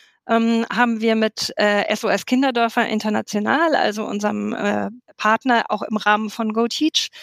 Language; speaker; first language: German; native; German